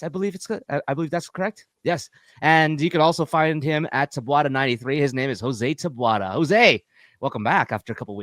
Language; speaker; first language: English; native; English